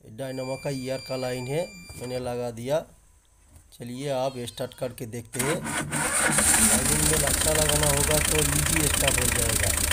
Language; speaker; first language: Hindi; non-native, local second language; Bangla